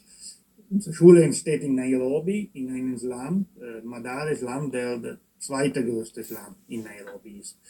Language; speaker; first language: German; non-native, fluent; Italian